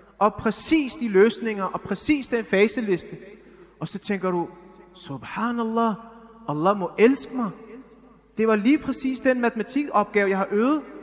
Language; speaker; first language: Danish; early bilingual, other home language; Arabic